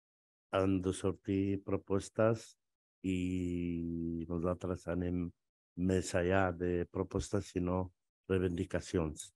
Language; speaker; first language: Catalan; non-native, fluent; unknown